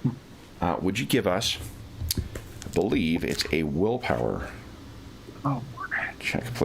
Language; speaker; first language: English; native; English